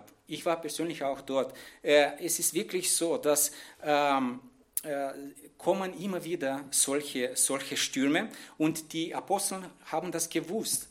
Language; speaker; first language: German; non-native, fluent; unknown